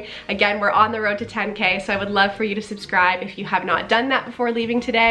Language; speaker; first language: English; native; English